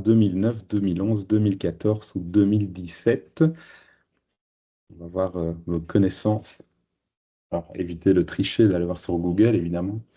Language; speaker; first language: French; native; French